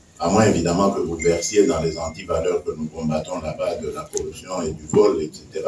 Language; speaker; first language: French; non-native, local second language; Luba-Lulua